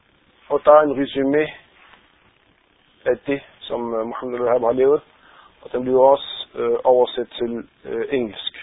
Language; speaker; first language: Danish; non-native, fluent; Arabic